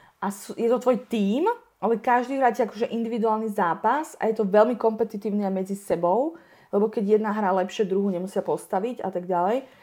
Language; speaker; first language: Slovak; native; Slovak